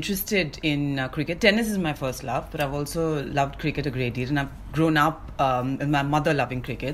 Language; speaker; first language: English; non-native, local second language; Malayalam